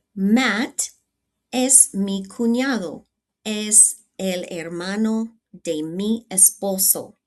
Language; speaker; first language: Spanish; non-native, fluent; English